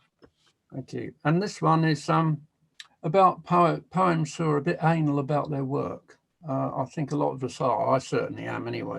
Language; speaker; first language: English; native; English